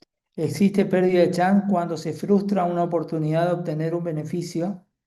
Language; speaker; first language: Spanish; native; Spanish